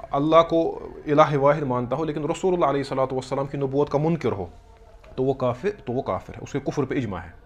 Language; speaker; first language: Urdu; non-native, local second language; Kashmiri